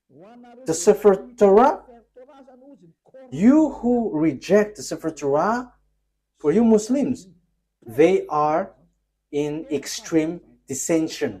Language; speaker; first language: English; non-native, fluent; Malagasy